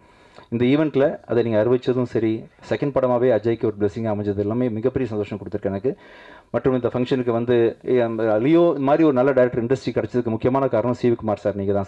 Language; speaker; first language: Tamil; native; Tamil